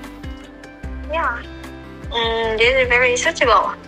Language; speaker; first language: English; non-native, learner; Vietnamese